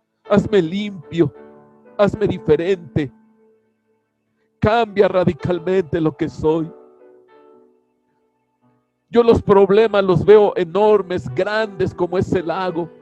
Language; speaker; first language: Spanish; native; Spanish